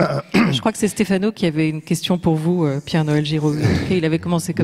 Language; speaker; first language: French; native; French